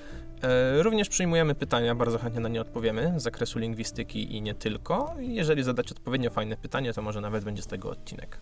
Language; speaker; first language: Polish; native; Polish